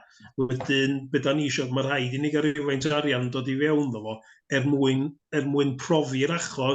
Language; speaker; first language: Welsh; native; Welsh